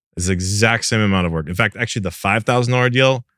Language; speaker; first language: English; native; English